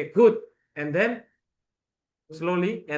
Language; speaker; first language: English; non-native, learner; Indonesian